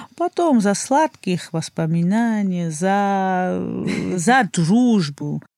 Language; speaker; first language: Russian; non-native, fluent; Georgian